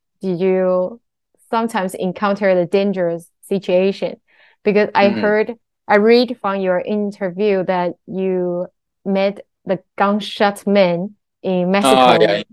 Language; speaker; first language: English; non-native, learner; Chinese